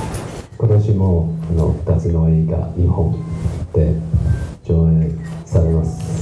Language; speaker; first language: Japanese; non-native, learner; Chinese